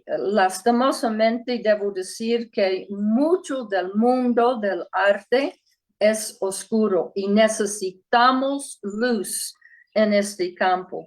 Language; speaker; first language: Spanish; non-native, fluent; English